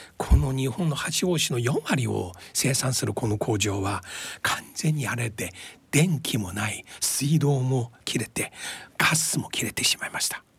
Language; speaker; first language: Japanese; non-native, fluent; Chinese